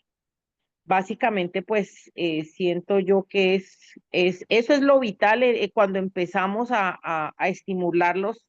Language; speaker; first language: Spanish; native; Spanish